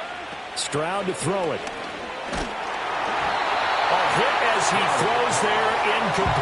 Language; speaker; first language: English; native; English